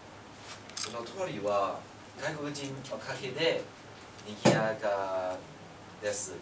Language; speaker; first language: Japanese; non-native, learner; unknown